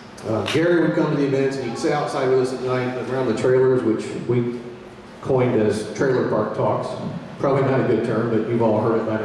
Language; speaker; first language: English; native; English